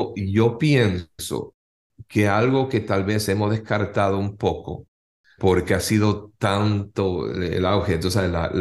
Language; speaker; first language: Spanish; native; Spanish